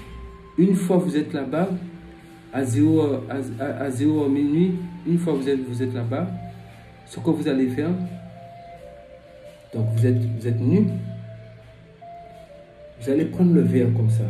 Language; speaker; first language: French; non-native, local second language; Fon